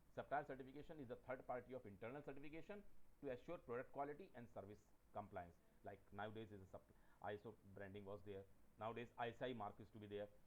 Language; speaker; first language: English; non-native, local second language; Hindi